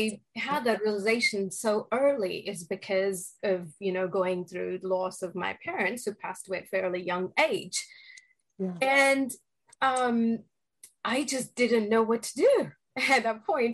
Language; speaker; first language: English; non-native, local second language; Hindi